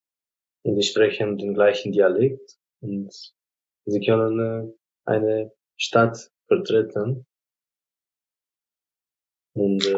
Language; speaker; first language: German; non-native, fluent; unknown